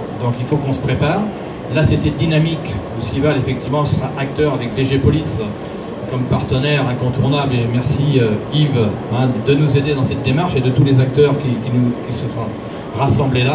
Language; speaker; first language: French; native; French